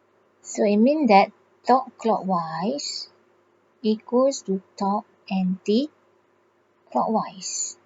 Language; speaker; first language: English; non-native, local second language; Malay